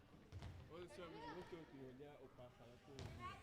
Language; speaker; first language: Portuguese; non-native, learner; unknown